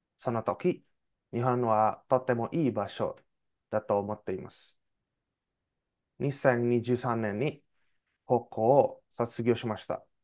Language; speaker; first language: Japanese; non-native, learner; Indonesian